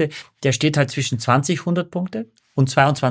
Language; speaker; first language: German; native; German